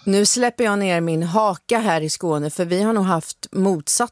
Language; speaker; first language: Swedish; native; Swedish